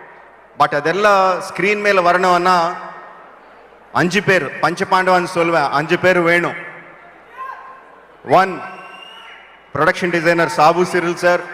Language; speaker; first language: Tamil; non-native, local second language; Telugu